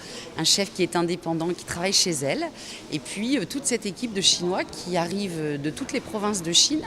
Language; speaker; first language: French; native; French